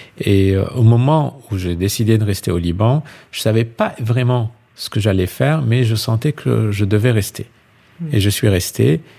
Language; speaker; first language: French; non-native, local second language; Arabic